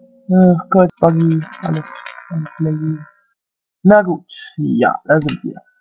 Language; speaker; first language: German; native; German